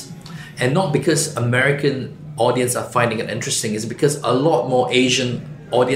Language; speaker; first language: English; non-native, local second language; Chinese